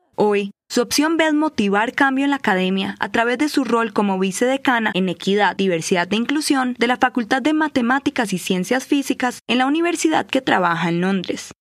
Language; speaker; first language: Spanish; native; Spanish